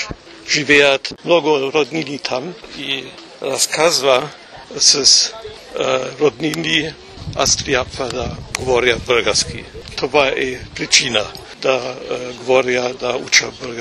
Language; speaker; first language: Bulgarian; non-native, learner; German